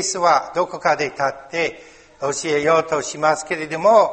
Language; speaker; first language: Japanese; non-native, learner; English